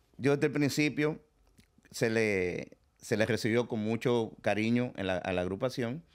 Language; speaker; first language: Spanish; native; Spanish